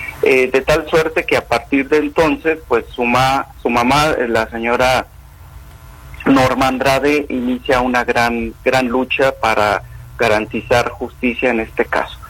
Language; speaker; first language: Spanish; native; Spanish